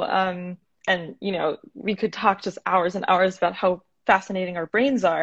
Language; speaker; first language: English; native; English